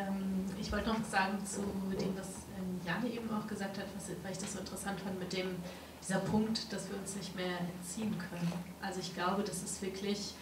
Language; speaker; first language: German; native; German